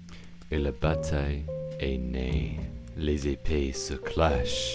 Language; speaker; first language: French; non-native, learner; English